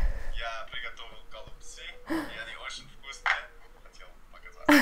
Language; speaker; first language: Russian; non-native, learner; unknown